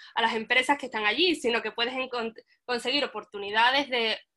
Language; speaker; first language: Spanish; native; Spanish